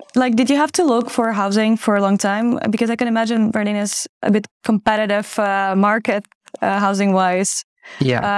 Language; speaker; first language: English; non-native, fluent; Ukrainian